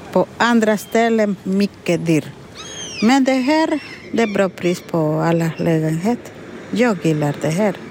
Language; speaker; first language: Swedish; non-native, learner; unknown